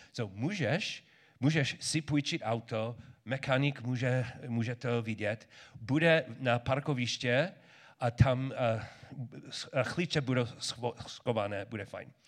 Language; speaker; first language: Czech; non-native, learner; English